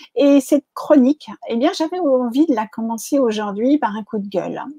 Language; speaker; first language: French; native; French